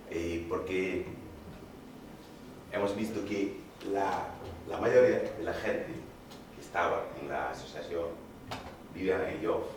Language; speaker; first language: Spanish; non-native, fluent; Wolof